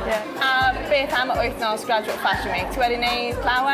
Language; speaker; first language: Welsh; native; Welsh